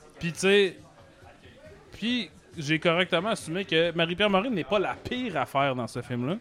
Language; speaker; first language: French; native; French